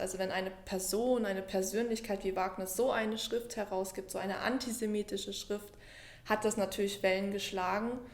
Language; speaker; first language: German; native; German